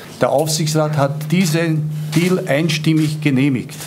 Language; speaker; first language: German; native; German